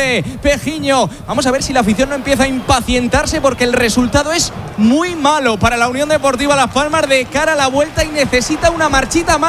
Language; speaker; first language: Spanish; native; Spanish